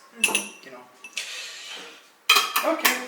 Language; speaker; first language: English; non-native, fluent; Italian